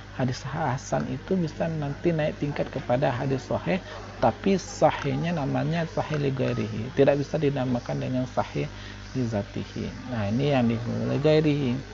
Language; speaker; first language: Indonesian; native; Indonesian